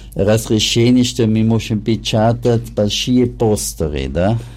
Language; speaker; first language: Ukrainian; non-native, learner; German